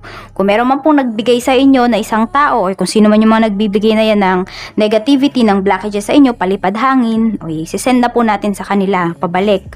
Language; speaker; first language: Filipino; native; Filipino